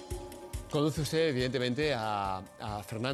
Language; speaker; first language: Spanish; native; Spanish